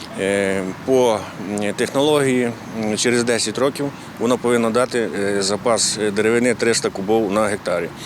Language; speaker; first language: Ukrainian; native; Ukrainian